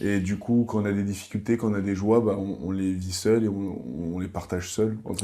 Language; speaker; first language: French; native; French